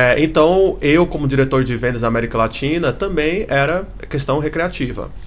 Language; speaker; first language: Portuguese; early bilingual, heritage; Portuguese